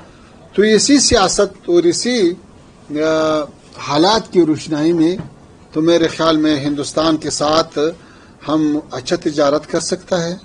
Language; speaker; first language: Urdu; non-native, fluent; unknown